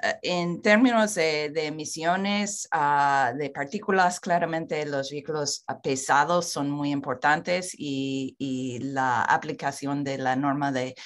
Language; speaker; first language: Spanish; non-native, fluent; English